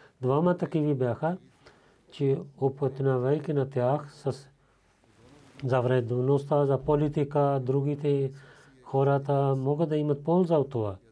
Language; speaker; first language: Bulgarian; non-native, learner; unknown